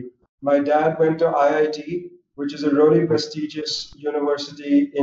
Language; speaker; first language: English; non-native, local second language; Gujarati